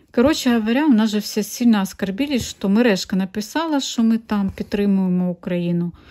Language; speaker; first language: Ukrainian; non-native, local second language; Russian